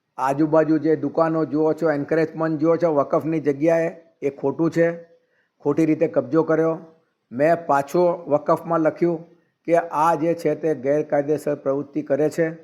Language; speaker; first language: Gujarati; native; Gujarati